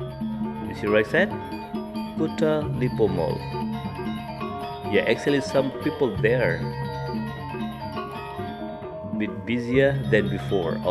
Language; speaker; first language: English; non-native, learner; Indonesian